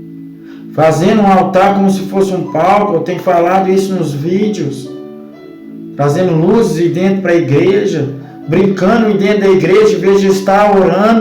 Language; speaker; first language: Portuguese; native; Portuguese